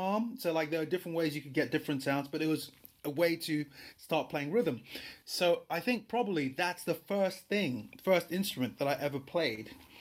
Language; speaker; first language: English; non-native, local second language; Yoruba